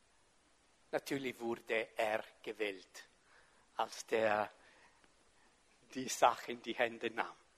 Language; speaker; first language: German; non-native, fluent; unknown